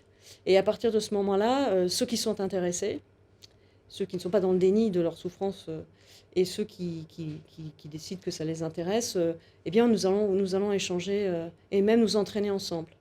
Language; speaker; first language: French; native; French